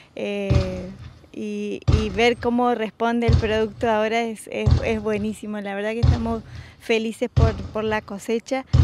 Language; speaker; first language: Spanish; native; Spanish